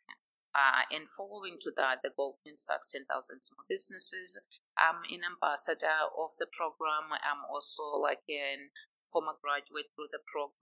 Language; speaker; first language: English; non-native, local second language; Shona